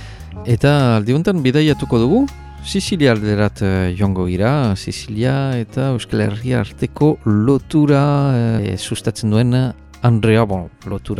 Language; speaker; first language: Basque; native; Basque